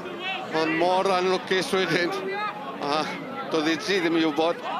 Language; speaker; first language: Welsh; native; Welsh